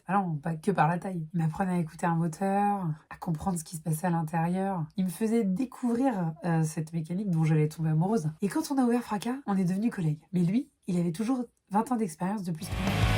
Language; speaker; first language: French; native; French